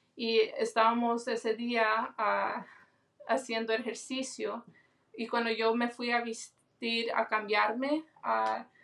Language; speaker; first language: Spanish; early bilingual, heritage; Spanish